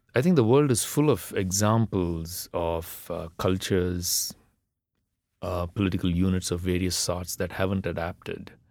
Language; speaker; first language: English; non-native, local second language; Tamil